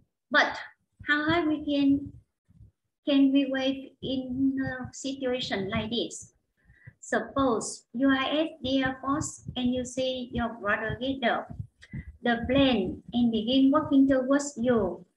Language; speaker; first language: English; non-native, fluent; Vietnamese